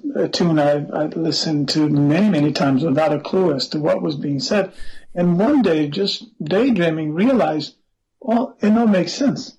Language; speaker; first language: English; non-native, fluent; Portuguese